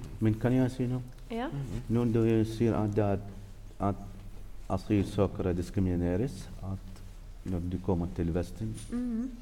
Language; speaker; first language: Norwegian; non-native, learner; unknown